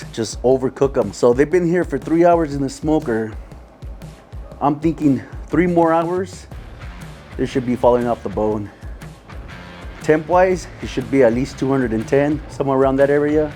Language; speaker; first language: English; native; English